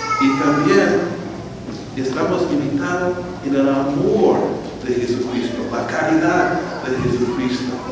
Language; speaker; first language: Spanish; non-native, fluent; English